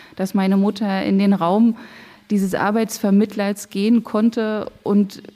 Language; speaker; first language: German; native; German